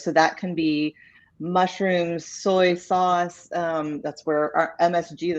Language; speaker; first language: English; native; English